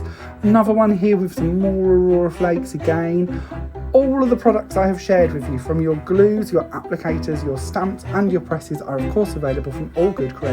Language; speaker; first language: English; native; English